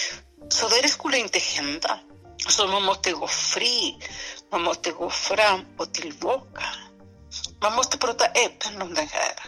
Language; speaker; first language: Swedish; non-native, fluent; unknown